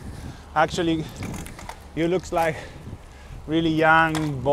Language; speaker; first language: English; non-native, fluent; Italian